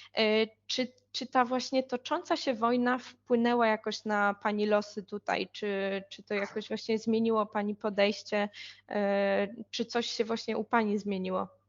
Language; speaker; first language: Polish; native; Polish